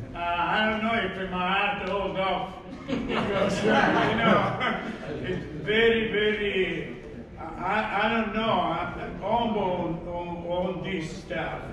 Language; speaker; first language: English; non-native, fluent; French